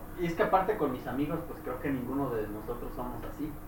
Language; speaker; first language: Spanish; native; Spanish